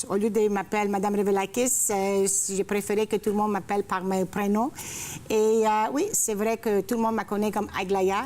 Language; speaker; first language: French; non-native, fluent; Greek